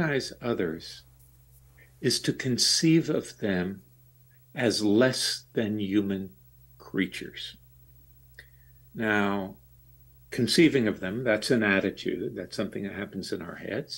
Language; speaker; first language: English; native; English